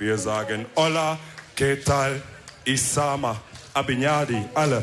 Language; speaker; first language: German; early bilingual, other home language; Wolof